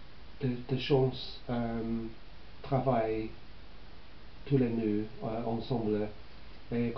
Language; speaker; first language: French; non-native, learner; English